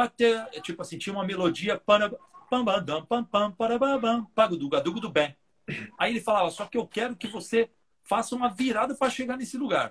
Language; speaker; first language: Portuguese; native; Portuguese